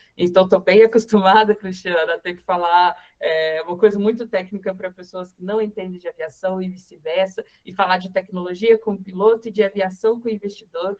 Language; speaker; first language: Portuguese; native; Portuguese